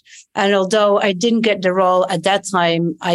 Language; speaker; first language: English; non-native, fluent; Dutch